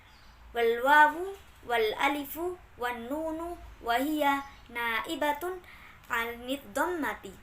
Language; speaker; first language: Arabic; non-native, learner; Indonesian